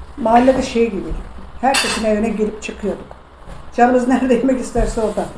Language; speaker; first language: Turkish; native; Turkish